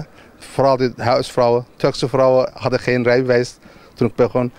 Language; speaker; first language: Dutch; non-native, learner; Turkish